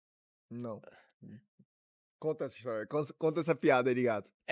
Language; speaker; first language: Portuguese; native; Portuguese